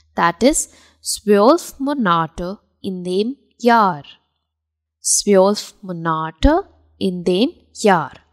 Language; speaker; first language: German; non-native, fluent; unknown